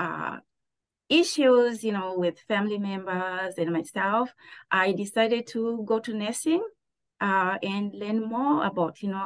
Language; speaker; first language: English; non-native, local second language; Shona